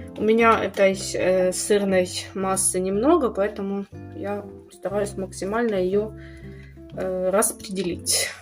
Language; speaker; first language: Russian; native; Russian